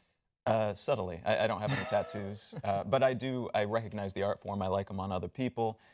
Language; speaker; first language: English; native; English